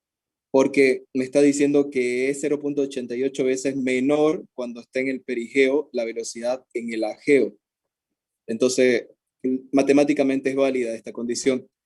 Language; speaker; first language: Spanish; native; Spanish